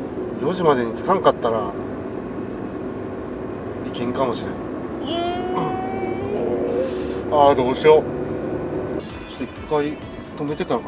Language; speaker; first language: Japanese; native; Japanese